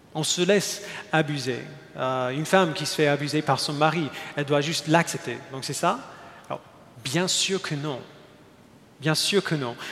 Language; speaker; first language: French; non-native, fluent; English